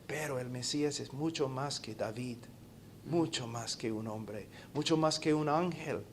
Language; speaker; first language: Spanish; non-native, fluent; English